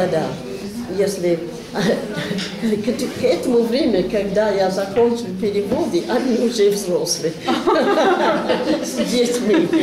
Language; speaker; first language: Russian; non-native, learner; English